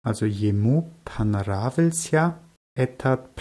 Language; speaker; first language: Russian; non-native, learner; German